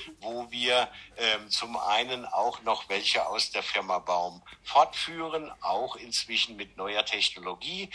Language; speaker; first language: German; native; German